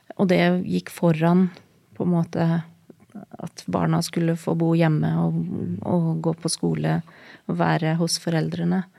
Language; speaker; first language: Norwegian; early bilingual, heritage; Norwegian